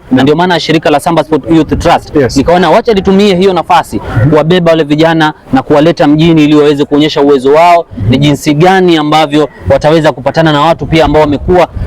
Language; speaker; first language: Swahili; native; Swahili